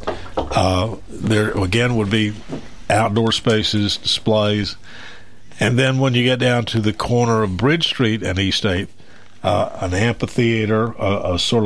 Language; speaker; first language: English; native; English